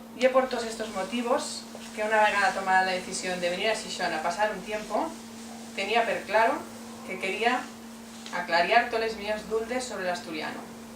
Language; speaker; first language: Asturian; non-native, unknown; Catalan